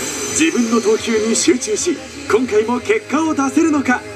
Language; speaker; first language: Japanese; native; Japanese